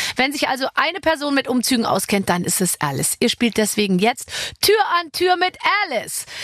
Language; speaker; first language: German; native; German